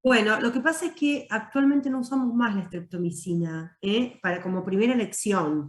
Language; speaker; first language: Spanish; native; Spanish